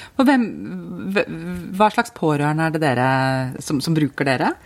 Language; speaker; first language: Norwegian; native; Norwegian